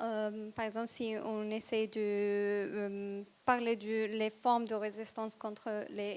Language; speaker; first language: French; non-native, fluent; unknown